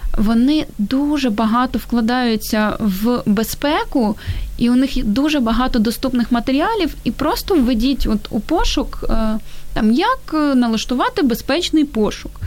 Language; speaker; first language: Ukrainian; native; Ukrainian